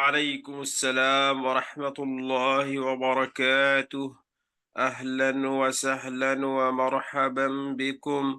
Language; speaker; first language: Arabic; non-native, fluent; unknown